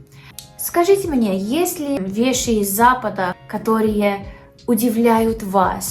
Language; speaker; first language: Russian; non-native, learner; English